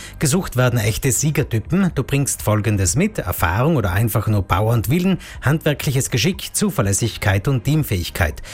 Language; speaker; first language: German; native; German